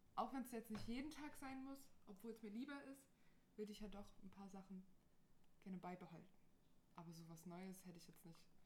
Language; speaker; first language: German; non-native, fluent; Portuguese